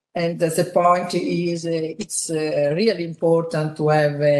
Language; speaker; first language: English; non-native, fluent; Italian